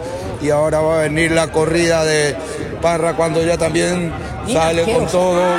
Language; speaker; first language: Spanish; native; Spanish